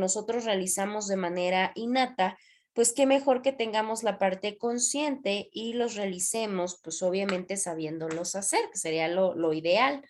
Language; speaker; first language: Spanish; native; Spanish